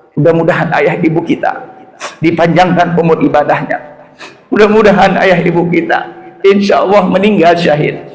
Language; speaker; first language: Indonesian; non-native, local second language; Achinese